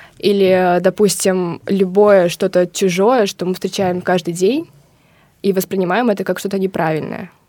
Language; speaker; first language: Russian; native; Russian